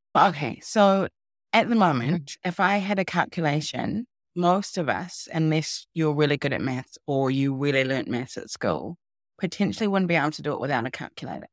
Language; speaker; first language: English; native; English